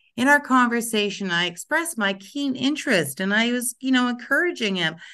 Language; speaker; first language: English; native; English